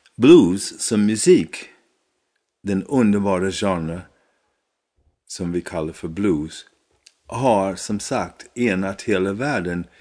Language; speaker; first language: Swedish; non-native, fluent; English